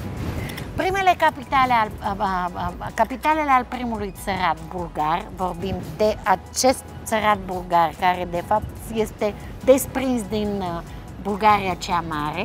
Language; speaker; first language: Romanian; non-native, fluent; Bulgarian